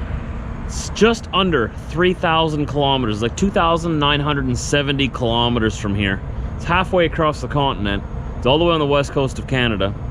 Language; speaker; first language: English; native; English